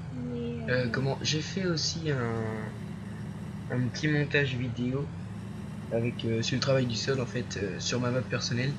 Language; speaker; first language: French; native; French